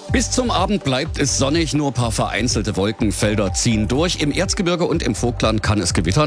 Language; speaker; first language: German; native; German